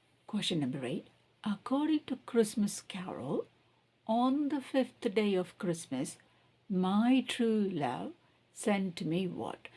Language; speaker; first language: English; non-native, local second language; Tamil